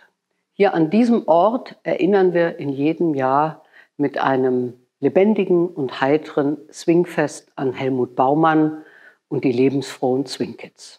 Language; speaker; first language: German; native; German